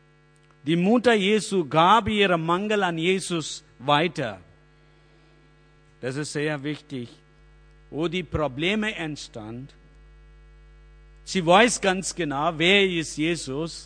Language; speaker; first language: German; non-native, learner; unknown